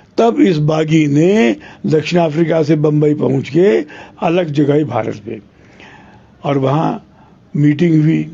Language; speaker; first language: Hindi; non-native, local second language; Telugu